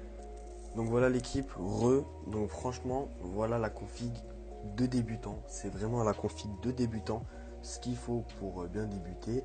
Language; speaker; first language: French; native; French